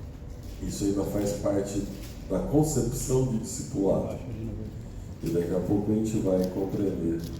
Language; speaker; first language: Portuguese; native; Portuguese